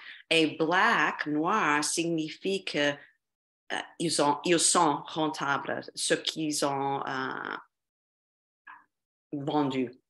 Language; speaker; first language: French; non-native, fluent; English